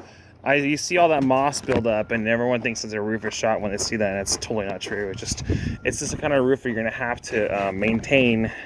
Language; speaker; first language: English; native; English